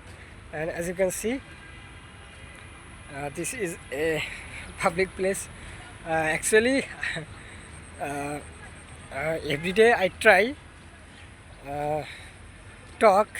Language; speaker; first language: English; non-native, learner; Bangla